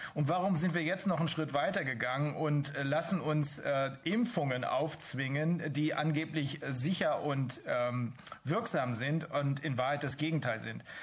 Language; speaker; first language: German; native; German